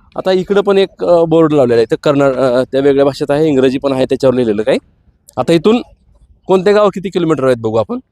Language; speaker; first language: Marathi; native; Marathi